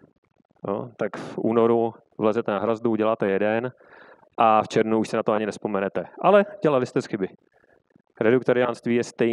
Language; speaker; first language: Czech; native; Czech